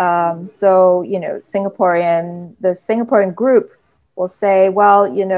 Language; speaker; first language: English; native; English